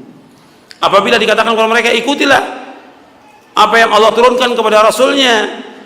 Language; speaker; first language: Indonesian; native; Indonesian